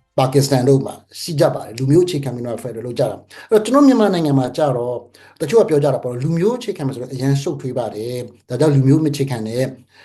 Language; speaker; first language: Burmese; native; Burmese